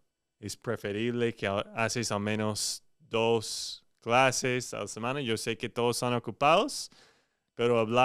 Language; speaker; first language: Spanish; non-native, fluent; English